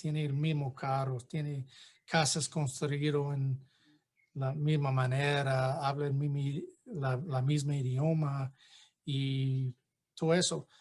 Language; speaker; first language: Spanish; non-native, fluent; English